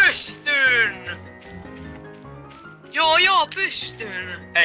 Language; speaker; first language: Finnish; native; Finnish